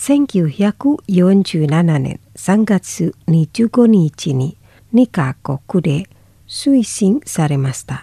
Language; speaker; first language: Japanese; non-native, fluent; Indonesian